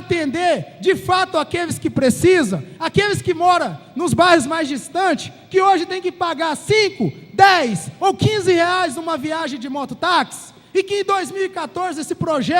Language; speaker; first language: Portuguese; native; Portuguese